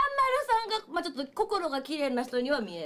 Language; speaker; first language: Japanese; native; Japanese